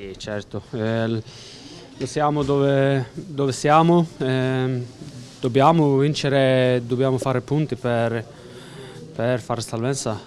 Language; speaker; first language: Italian; non-native, fluent; Swedish